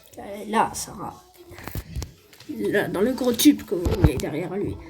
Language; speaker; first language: French; native; French